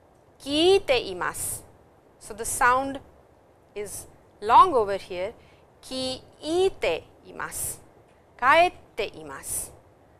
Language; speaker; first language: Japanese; non-native, fluent; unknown